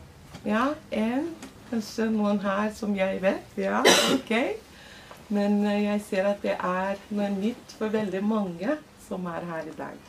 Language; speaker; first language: Norwegian; non-native, fluent; Portuguese